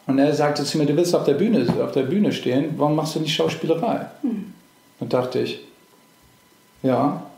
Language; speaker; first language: German; early bilingual, other home language; English